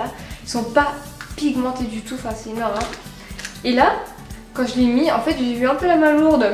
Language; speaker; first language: French; native; French